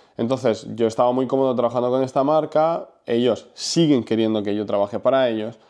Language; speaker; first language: Spanish; non-native, fluent; Ukrainian